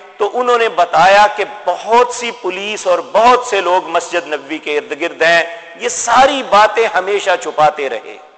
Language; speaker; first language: Urdu; non-native, local second language; Punjabi